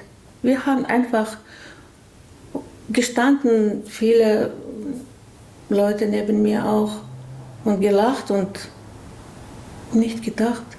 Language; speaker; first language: German; non-native, learner; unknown